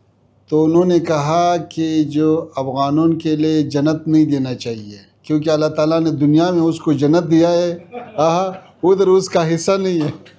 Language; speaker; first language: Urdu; non-native, fluent; Pashto